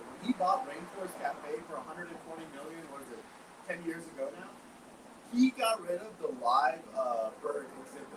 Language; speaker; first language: English; native; English